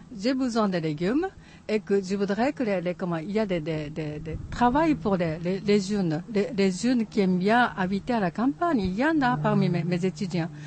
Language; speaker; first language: French; non-native, fluent; Japanese